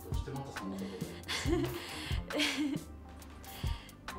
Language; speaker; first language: Japanese; native; Japanese